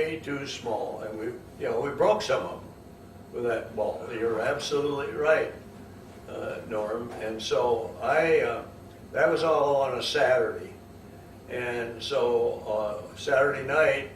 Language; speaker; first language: English; native; English